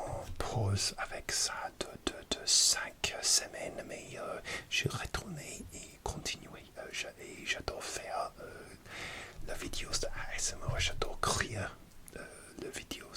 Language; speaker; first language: French; non-native, learner; English